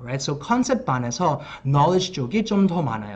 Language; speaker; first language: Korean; early bilingual, heritage; English